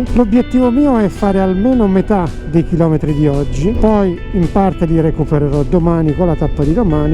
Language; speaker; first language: Italian; native; Italian